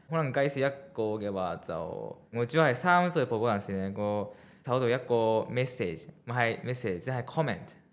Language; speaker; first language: Cantonese; non-native, fluent; Japanese